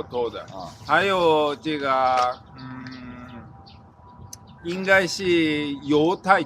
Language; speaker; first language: Chinese; non-native, learner; Japanese